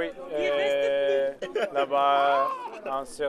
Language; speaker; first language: French; non-native, learner; English